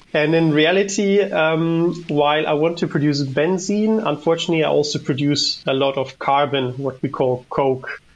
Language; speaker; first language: English; non-native, fluent; German